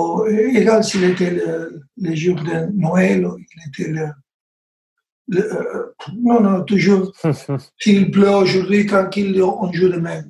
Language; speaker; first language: French; non-native, learner; Spanish